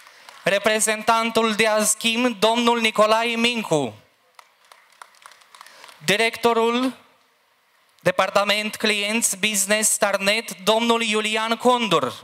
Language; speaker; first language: Romanian; native; Romanian